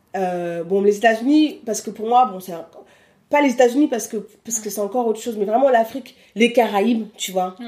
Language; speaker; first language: French; early bilingual, other home language; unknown